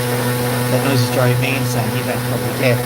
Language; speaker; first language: English; native; English